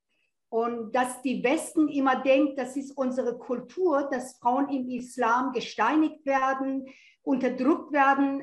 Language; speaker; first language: German; non-native, fluent; Persian